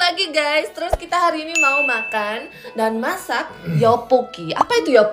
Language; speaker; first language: Indonesian; early bilingual, other home language; Korean